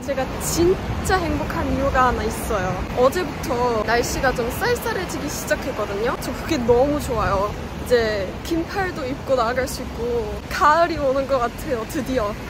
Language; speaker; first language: Korean; non-native, fluent; German